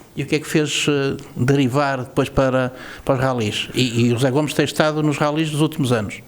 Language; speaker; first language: Portuguese; native; Portuguese